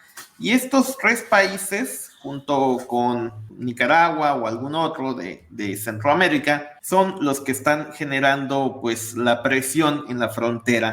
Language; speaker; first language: Spanish; native; Spanish